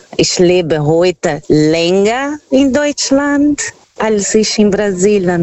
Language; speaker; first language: German; non-native, fluent; Portuguese